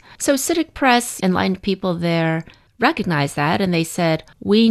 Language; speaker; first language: English; native; English